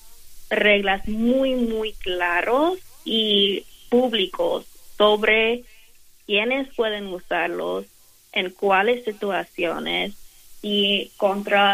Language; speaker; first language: Spanish; non-native, fluent; English